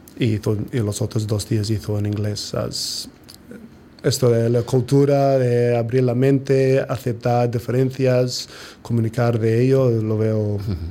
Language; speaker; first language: Spanish; non-native, fluent; English